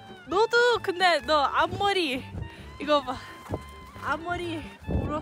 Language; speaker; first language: Korean; non-native, learner; English